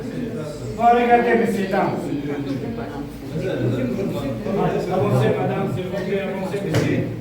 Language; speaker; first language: French; non-native, learner; Arabic